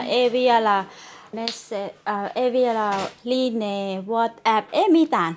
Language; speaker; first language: Finnish; non-native, learner; Thai